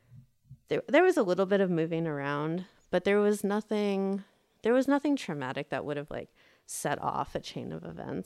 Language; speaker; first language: English; native; English